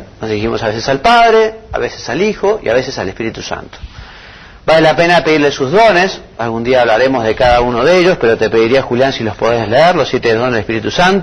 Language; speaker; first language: Spanish; native; Spanish